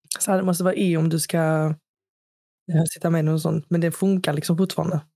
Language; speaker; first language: Swedish; early bilingual, other home language; Arabic